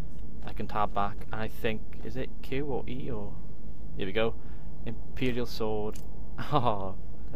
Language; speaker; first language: English; native; English